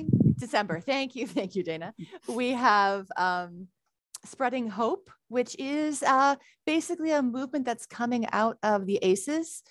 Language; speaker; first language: English; native; English